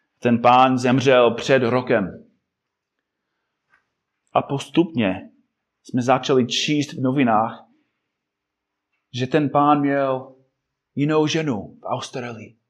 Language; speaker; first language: Czech; non-native, fluent; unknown